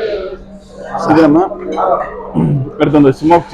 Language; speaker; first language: Tamil; native; Tamil